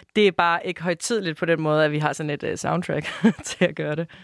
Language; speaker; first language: Danish; non-native, fluent; Spanish